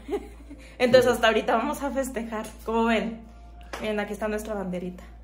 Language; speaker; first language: Spanish; native; Spanish